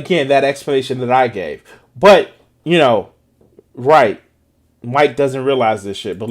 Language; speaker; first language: English; native; English